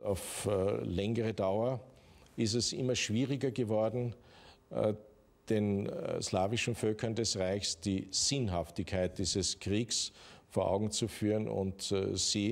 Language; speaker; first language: German; native; German